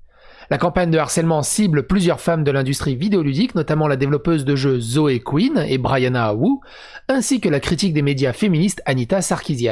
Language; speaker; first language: French; native; French